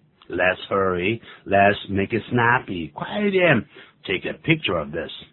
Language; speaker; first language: English; non-native, fluent; Chinese